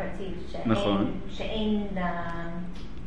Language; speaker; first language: Hebrew; non-native, learner; English